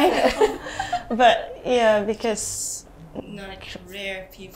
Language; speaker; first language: English; non-native, learner; Japanese